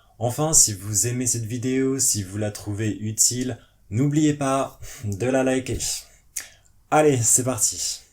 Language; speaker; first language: French; native; French